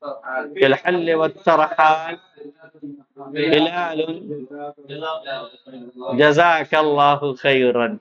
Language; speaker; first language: Arabic; non-native, fluent; Urdu